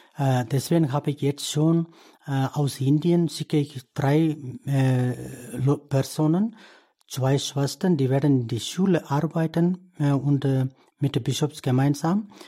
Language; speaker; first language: German; non-native, learner; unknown